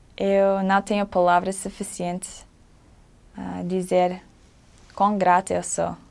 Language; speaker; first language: Portuguese; non-native, fluent; English